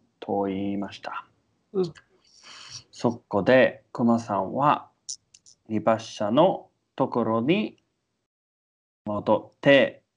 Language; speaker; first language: Japanese; non-native, learner; English